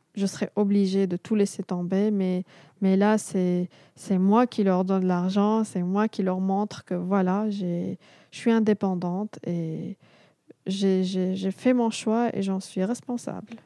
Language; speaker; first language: French; non-native, local second language; Arabic